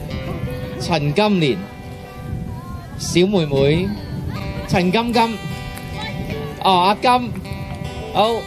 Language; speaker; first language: Cantonese; native; Cantonese